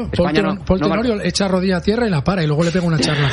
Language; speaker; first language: Spanish; native; Spanish